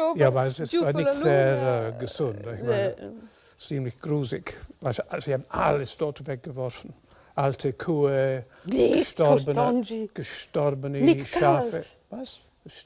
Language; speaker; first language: German; non-native, fluent; English